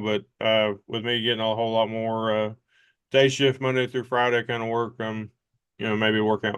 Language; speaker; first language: English; native; English